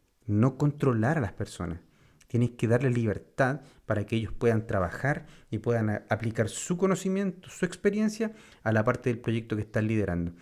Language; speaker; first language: Spanish; native; Spanish